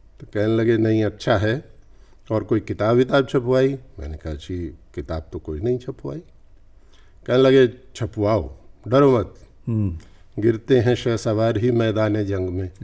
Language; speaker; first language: Urdu; non-native, local second language; Hindi